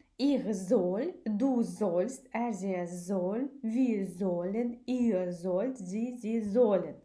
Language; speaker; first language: German; non-native, fluent; Ukrainian